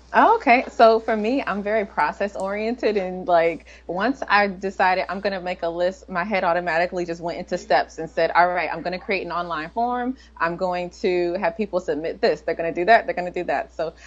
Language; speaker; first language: English; native; English